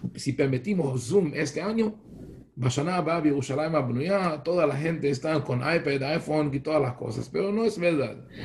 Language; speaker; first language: Spanish; non-native, fluent; Hebrew